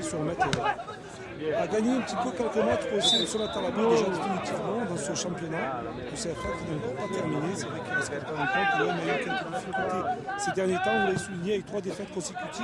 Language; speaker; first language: French; native; French